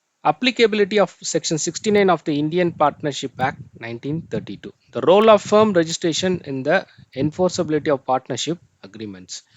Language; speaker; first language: English; non-native, local second language; Tamil